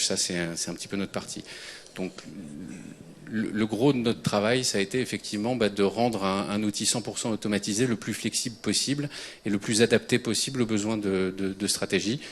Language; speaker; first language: French; native; French